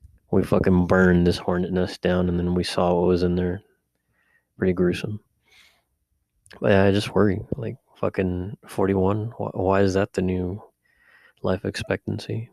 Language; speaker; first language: English; early bilingual, other home language; Spanish